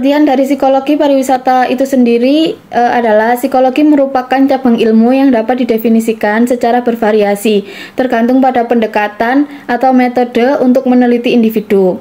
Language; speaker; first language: Indonesian; native; Indonesian